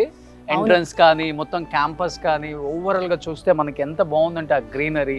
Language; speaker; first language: Telugu; native; Telugu